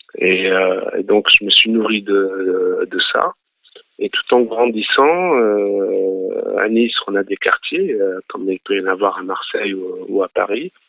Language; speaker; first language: French; early bilingual, other home language; Arabic